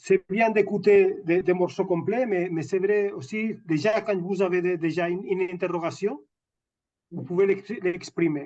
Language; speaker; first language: French; non-native, fluent; Catalan